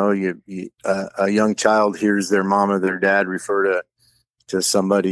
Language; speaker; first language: English; native; English